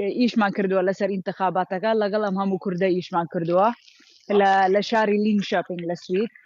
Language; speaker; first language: Central Kurdish; early bilingual, heritage; Central Kurdish